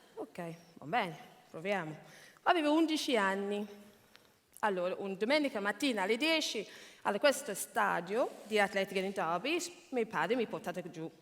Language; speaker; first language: Italian; non-native, fluent; English